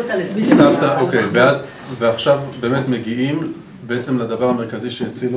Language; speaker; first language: Hebrew; native; Hebrew